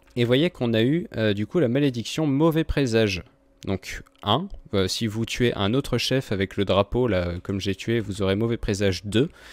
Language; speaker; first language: French; native; French